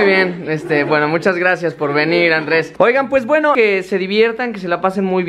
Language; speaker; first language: Spanish; native; Spanish